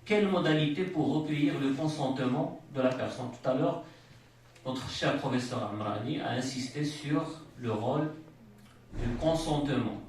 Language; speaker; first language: French; non-native, local second language; Arabic